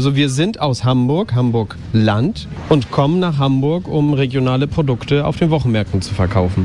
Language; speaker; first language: German; native; German